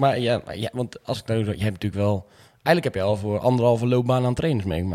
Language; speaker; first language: Dutch; native; Dutch